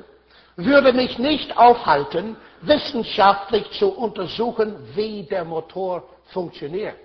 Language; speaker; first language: German; non-native, fluent; English